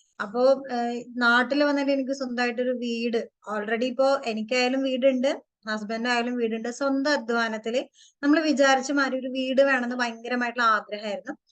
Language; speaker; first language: Malayalam; early bilingual, heritage; Malayalam